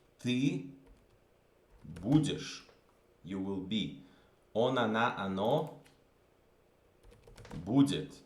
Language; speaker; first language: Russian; non-native, fluent; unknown